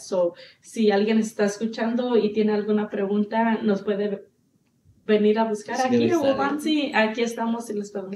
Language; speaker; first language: Spanish; early bilingual, heritage; Spanish